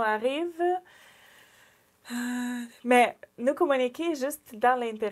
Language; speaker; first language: French; non-native, learner; Ukrainian